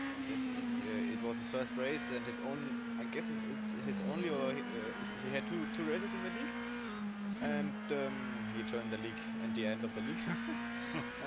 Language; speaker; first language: English; non-native, learner; German